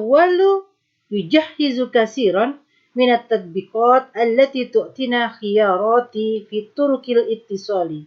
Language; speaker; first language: Arabic; non-native, fluent; Indonesian